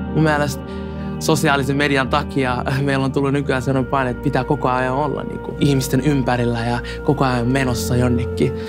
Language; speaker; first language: Finnish; early bilingual, other home language; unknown